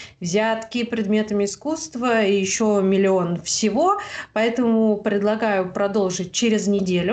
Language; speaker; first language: Russian; native; Russian